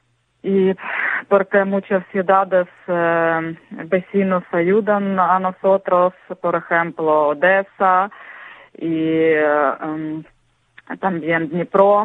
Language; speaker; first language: Spanish; non-native, learner; Ukrainian